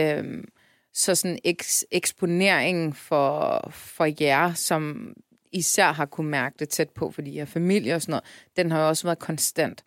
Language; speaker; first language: Danish; early bilingual, other home language; Turkish